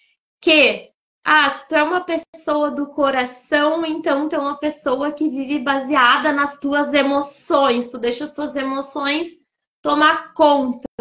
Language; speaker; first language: Portuguese; native; Portuguese